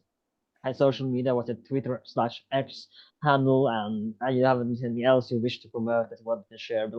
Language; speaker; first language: English; non-native, fluent; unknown